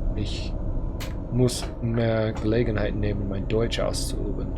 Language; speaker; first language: German; non-native, learner; English